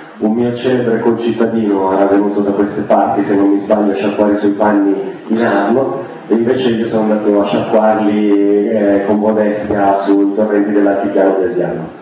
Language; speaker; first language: Italian; native; Italian